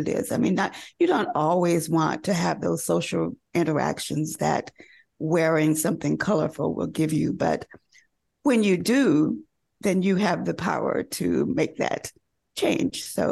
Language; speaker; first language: English; native; English